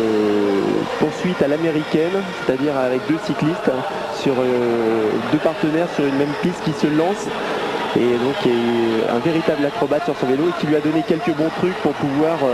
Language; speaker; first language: French; native; French